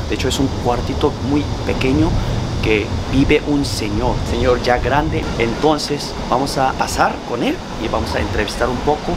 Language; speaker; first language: Spanish; non-native, fluent; Korean